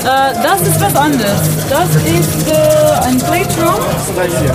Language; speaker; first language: German; non-native, fluent; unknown